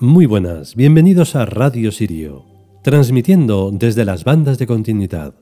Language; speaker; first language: Spanish; native; Spanish